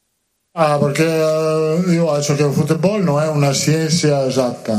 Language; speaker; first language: Portuguese; non-native, learner; Spanish